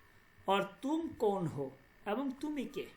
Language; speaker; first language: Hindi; non-native, fluent; Bangla